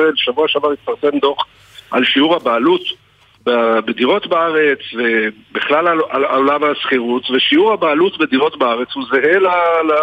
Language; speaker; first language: Hebrew; native; Hebrew